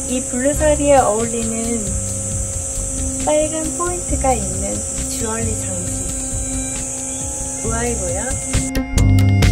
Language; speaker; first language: Korean; native; Korean